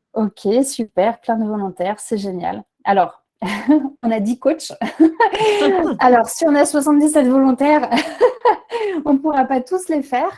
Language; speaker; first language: French; native; French